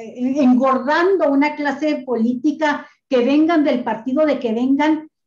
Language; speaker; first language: Spanish; native; Spanish